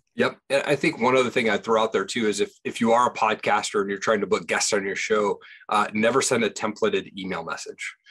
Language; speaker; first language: English; native; English